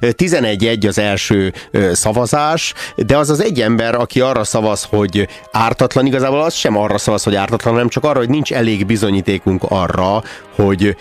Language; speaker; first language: Hungarian; native; Hungarian